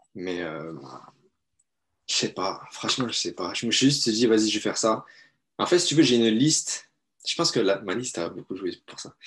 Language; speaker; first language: French; native; French